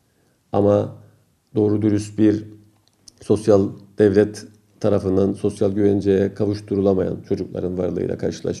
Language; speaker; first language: Turkish; native; Turkish